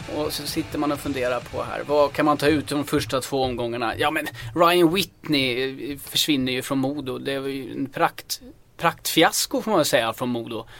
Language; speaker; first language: Swedish; native; Swedish